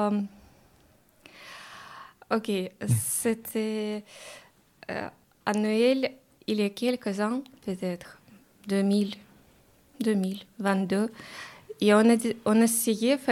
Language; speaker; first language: French; non-native, learner; Ukrainian